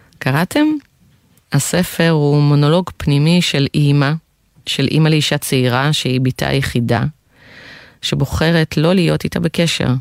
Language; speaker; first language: Hebrew; non-native, fluent; Russian